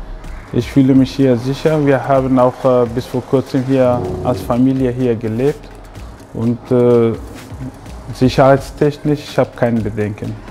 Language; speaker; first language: German; non-native, fluent; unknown